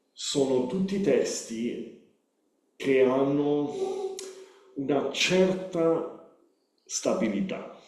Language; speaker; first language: Italian; non-native, learner; Spanish